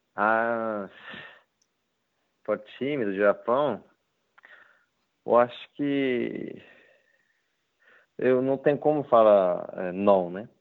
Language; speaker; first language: Portuguese; non-native, learner; Japanese